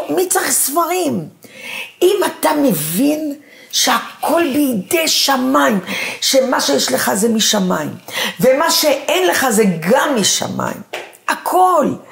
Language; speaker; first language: Hebrew; early bilingual, other home language; Arabic